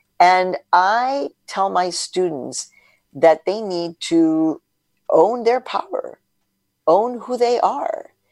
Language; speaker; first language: English; early bilingual, other home language; Spanish